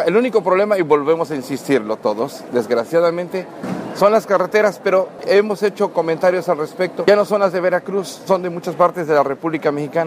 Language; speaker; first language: Spanish; native; Spanish